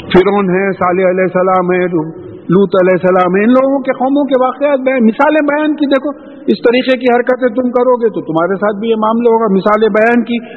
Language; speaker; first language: Urdu; native; Urdu